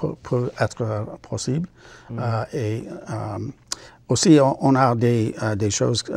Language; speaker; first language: French; non-native, learner; English